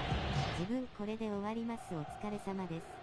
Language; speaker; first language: Japanese; native; Japanese